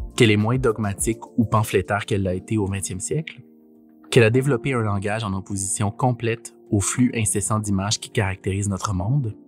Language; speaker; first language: French; native; French